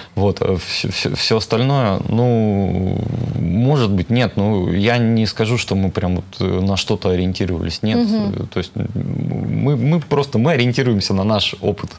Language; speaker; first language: Russian; native; Russian